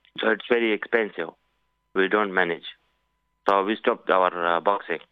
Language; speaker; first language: English; non-native, learner; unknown